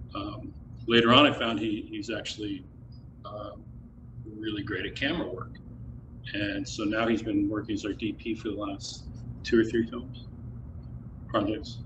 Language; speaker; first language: English; native; English